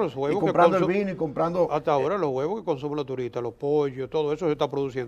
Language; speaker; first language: Spanish; native; Spanish